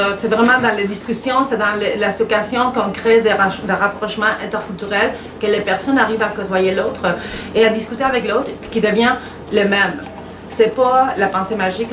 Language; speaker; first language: French; non-native, fluent; Spanish